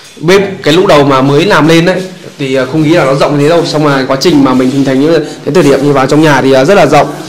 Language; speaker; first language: Vietnamese; native; Vietnamese